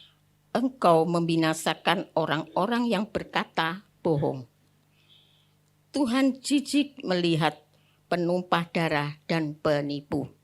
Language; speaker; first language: Indonesian; native; Indonesian